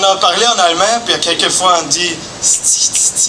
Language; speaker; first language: French; non-native, fluent; German